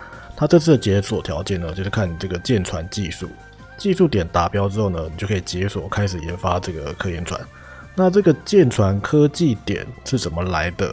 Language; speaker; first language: Chinese; native; Chinese